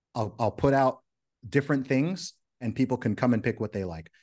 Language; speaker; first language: English; early bilingual, other home language; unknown